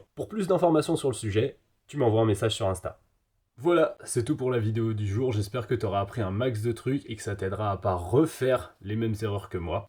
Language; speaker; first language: French; native; French